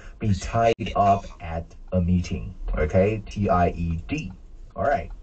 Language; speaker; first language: English; non-native, fluent; Chinese